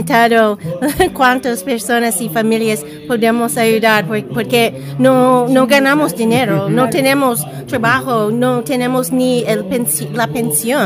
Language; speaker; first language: Spanish; non-native, learner; English